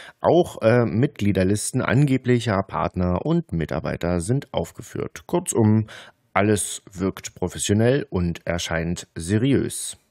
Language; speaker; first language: German; native; German